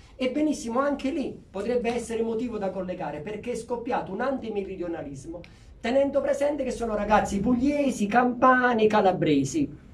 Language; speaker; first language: Italian; native; Italian